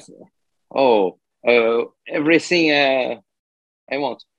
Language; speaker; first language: English; non-native, learner; French